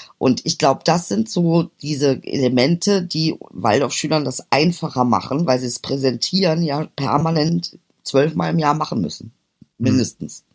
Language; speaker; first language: German; early bilingual, other home language; Turkish